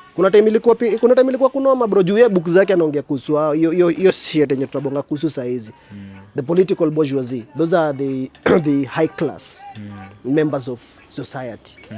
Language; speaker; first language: Swahili; native; Swahili